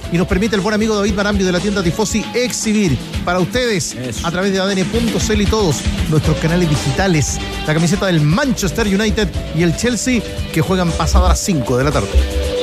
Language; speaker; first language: Spanish; native; Spanish